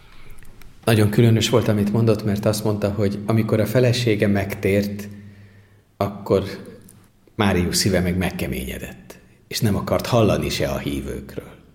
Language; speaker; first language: Hungarian; native; Hungarian